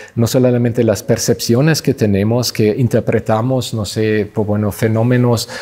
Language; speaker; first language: Spanish; non-native, fluent; German